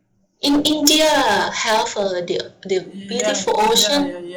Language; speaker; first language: English; non-native, learner; Thai